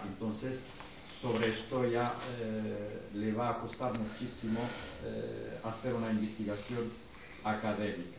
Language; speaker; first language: Spanish; non-native, fluent; Arabic